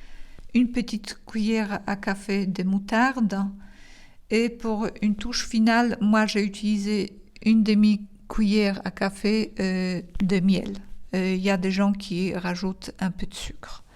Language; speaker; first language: French; non-native, fluent; Polish